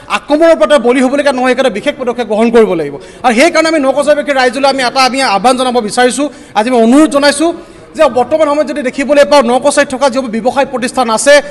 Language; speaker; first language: Assamese; native; Assamese